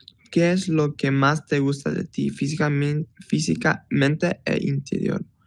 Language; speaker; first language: Spanish; early bilingual, heritage; Spanish